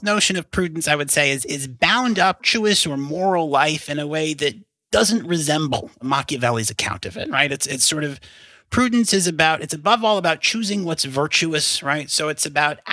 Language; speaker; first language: English; native; English